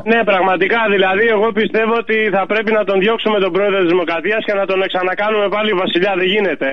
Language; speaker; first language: Greek; early bilingual, other home language; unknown